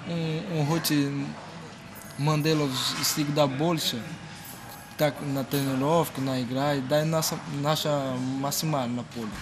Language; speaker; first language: Russian; non-native, learner; Portuguese